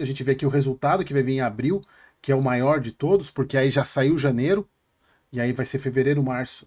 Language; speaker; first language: Portuguese; native; Portuguese